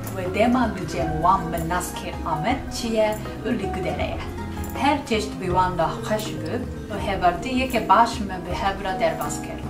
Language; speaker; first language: Kurdish; non-native, learner; Japanese